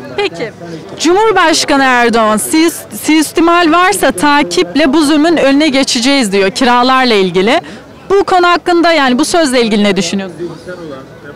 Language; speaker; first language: Turkish; native; Turkish